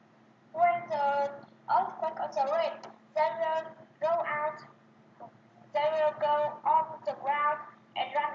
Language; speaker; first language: English; non-native, learner; Vietnamese